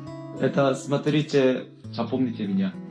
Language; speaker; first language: Russian; non-native, learner; Korean